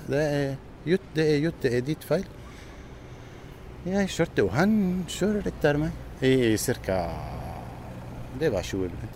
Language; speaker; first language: Norwegian; non-native, learner; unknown